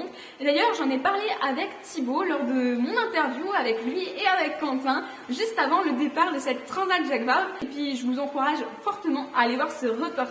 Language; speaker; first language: French; native; French